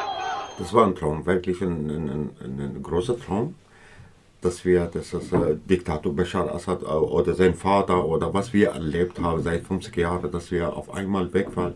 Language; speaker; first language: German; non-native, learner; Kurdish